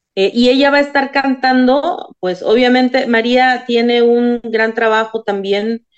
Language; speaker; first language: Spanish; non-native, local second language; Zapotec